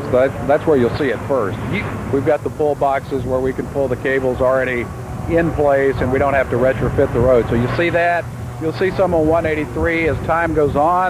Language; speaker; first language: English; native; English